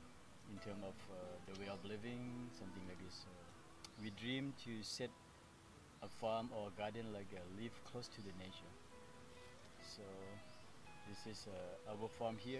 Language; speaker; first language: English; non-native, fluent; Thai